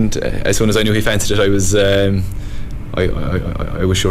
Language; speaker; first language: English; native; English